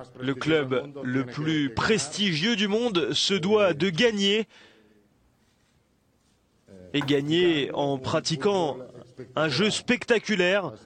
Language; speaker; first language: French; non-native, fluent; Italian